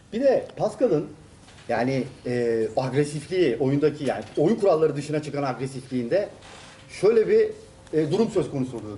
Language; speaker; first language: Turkish; native; Turkish